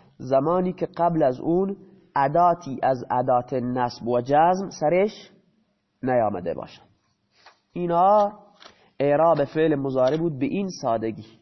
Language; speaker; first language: Persian; non-native, local second language; Baluchi